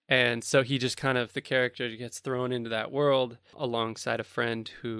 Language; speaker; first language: English; native; English